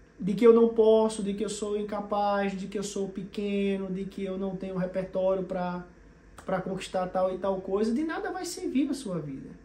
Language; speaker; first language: Portuguese; native; Portuguese